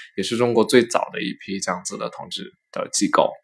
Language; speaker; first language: Chinese; native; Chinese